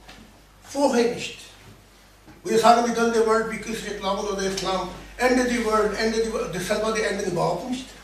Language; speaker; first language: German; non-native, learner; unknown